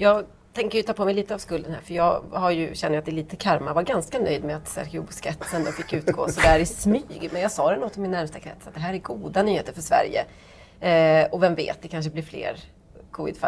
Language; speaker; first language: Swedish; native; Swedish